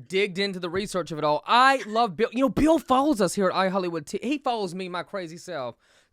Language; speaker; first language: English; native; English